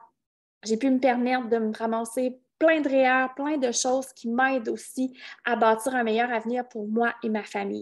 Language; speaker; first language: French; native; French